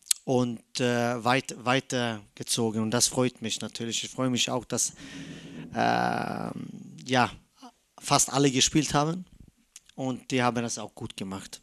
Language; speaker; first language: German; non-native, fluent; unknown